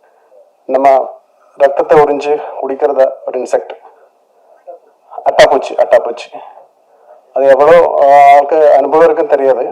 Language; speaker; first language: Tamil; non-native, learner; Malayalam